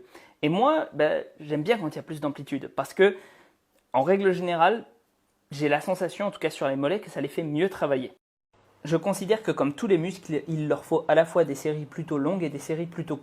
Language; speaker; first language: French; native; French